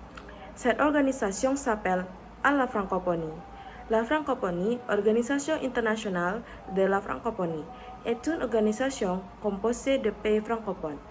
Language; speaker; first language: French; non-native, learner; Indonesian